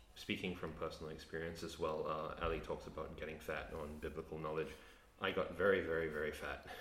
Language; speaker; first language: English; native; English